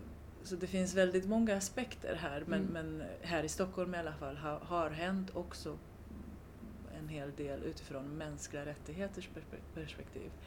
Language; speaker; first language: Swedish; non-native, fluent; Romanian